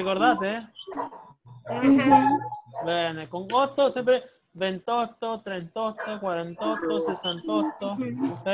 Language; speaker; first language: Italian; non-native, fluent; Spanish